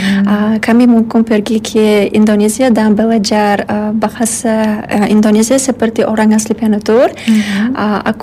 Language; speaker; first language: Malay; non-native, learner; Uzbek